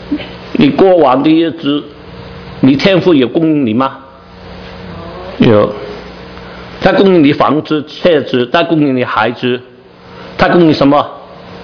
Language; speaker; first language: Chinese; non-native, learner; Cantonese